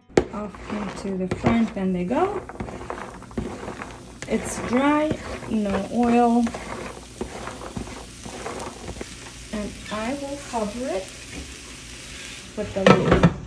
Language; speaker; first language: English; non-native, fluent; Russian